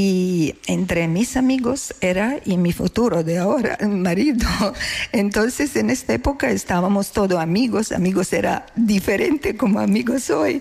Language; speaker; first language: Spanish; non-native, learner; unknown